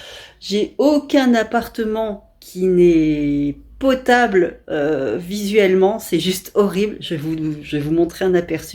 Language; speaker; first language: French; native; French